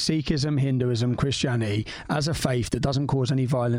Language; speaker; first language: English; native; English